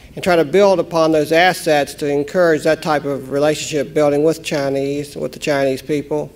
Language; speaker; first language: English; native; English